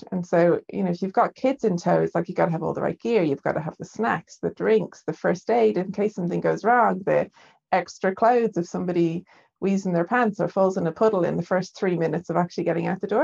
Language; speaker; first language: English; native; English